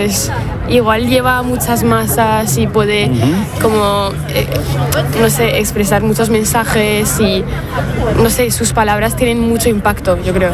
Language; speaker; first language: Spanish; non-native, fluent; French